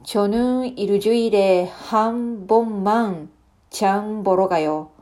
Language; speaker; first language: Korean; non-native, learner; Japanese